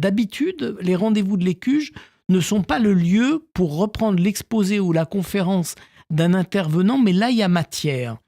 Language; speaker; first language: French; native; French